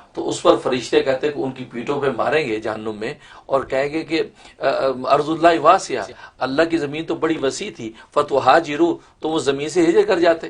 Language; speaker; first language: Urdu; native; Urdu